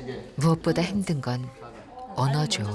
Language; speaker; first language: Korean; native; Korean